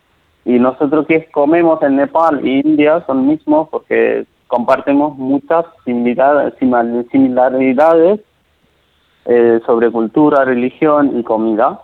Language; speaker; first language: Spanish; non-native, learner; Nepali